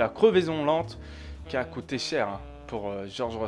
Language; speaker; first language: French; native; French